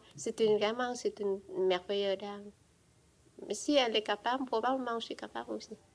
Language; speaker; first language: French; non-native, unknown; Vietnamese